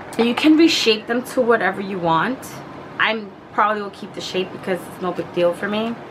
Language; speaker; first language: English; native; English